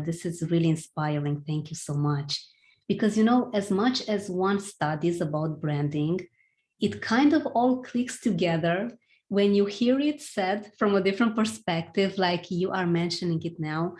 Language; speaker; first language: English; non-native, fluent; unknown